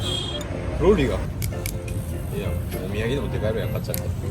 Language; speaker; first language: Korean; non-native, fluent; Japanese